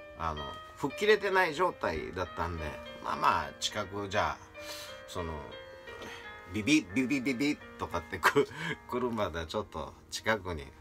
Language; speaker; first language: Japanese; native; Japanese